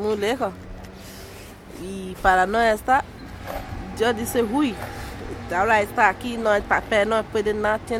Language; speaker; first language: Spanish; non-native, learner; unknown